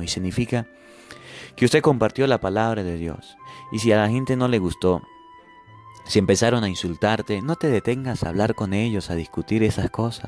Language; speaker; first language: Spanish; native; Spanish